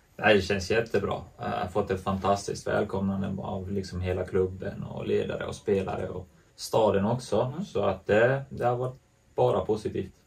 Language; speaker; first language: Swedish; native; Swedish